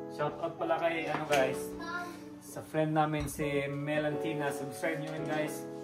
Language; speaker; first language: Filipino; non-native, local second language; Cebuano